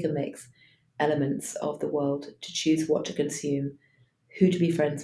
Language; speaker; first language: English; native; English